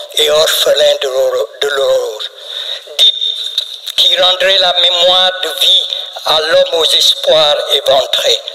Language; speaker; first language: French; non-native, local second language; Wolof